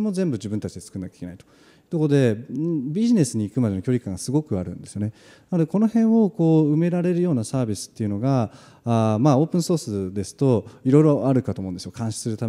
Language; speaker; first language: Japanese; native; Japanese